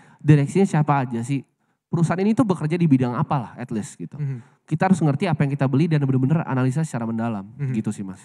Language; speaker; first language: Indonesian; native; Indonesian